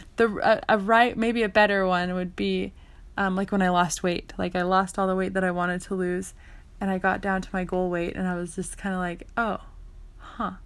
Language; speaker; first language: English; native; English